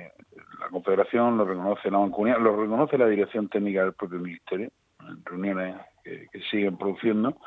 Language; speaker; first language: Spanish; native; Spanish